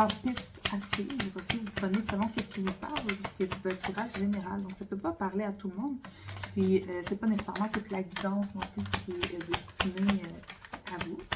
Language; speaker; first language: French; native; French